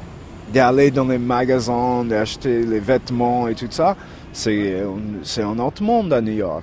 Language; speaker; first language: French; non-native, learner; English